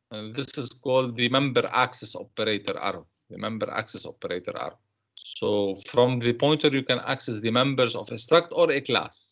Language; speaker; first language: English; non-native, local second language; Arabic